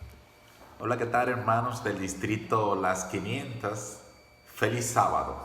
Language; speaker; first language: Spanish; native; Spanish